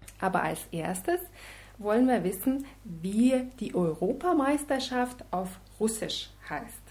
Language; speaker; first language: German; non-native, fluent; Russian